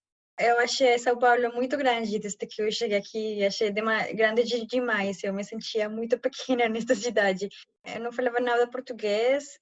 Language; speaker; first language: Portuguese; non-native, fluent; Spanish